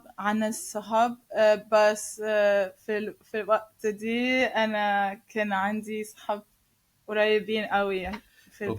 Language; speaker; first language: Arabic; non-native, learner; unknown